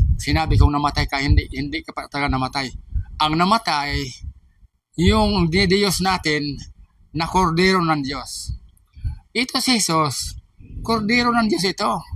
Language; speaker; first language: Filipino; non-native, local second language; Cebuano